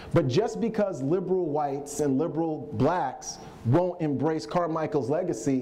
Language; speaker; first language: English; native; English